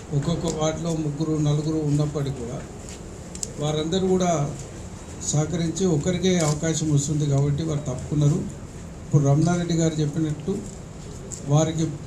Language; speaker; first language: Telugu; native; Telugu